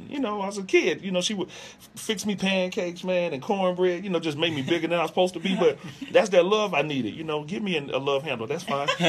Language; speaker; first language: English; native; English